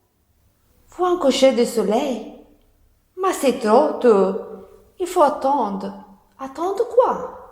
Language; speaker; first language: French; non-native, learner; Italian